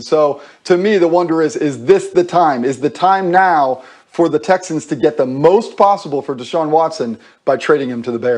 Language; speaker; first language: English; native; English